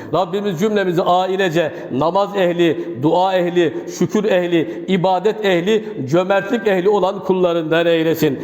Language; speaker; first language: Turkish; native; Turkish